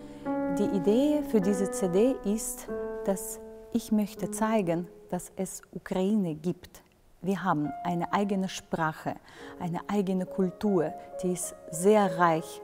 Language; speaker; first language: German; non-native, fluent; Ukrainian